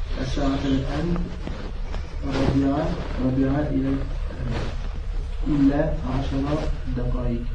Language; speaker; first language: Arabic; non-native, learner; French